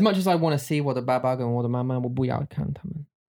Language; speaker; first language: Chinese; non-native, learner; English